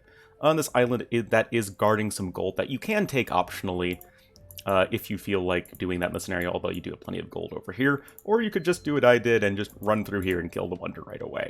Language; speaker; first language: English; native; English